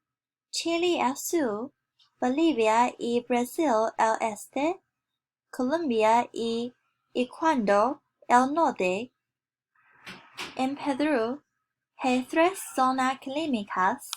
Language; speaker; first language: Spanish; non-native, learner; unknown